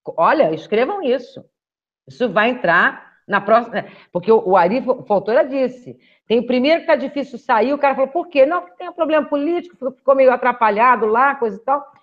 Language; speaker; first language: Portuguese; native; Portuguese